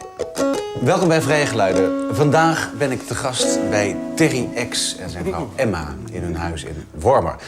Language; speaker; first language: Dutch; native; Dutch